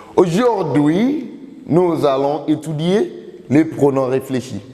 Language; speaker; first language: French; non-native, fluent; English